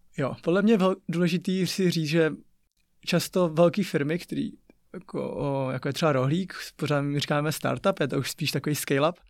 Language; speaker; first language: Czech; early bilingual, other home language; Chinese